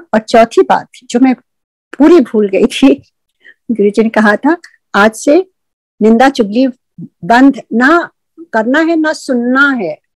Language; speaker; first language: Hindi; native; Hindi